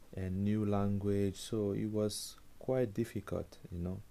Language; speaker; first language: English; non-native, local second language; Igbo